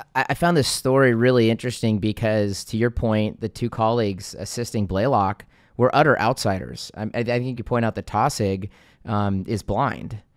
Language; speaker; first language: English; native; English